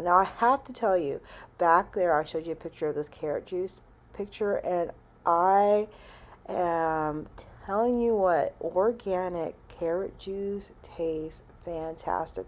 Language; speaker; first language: English; native; English